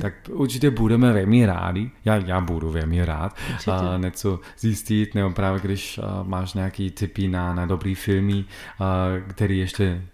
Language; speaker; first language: Czech; non-native, learner; German